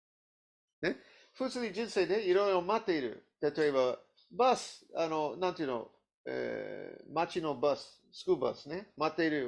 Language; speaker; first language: Japanese; non-native, learner; English